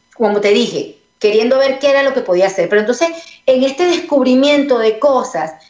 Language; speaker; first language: Spanish; native; Spanish